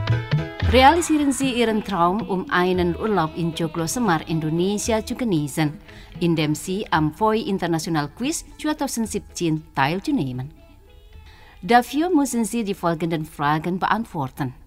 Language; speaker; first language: German; non-native, fluent; Indonesian